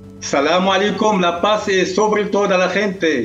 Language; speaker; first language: Spanish; non-native, local second language; Arabic